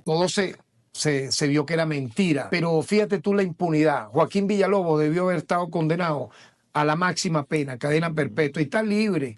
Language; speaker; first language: Spanish; native; Spanish